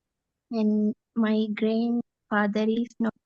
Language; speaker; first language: English; non-native, learner; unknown